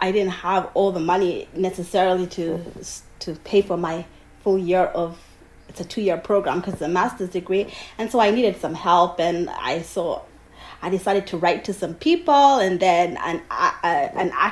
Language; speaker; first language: English; non-native, local second language; Ganda